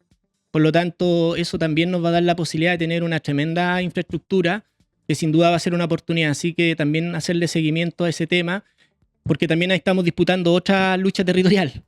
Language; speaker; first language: Spanish; native; Spanish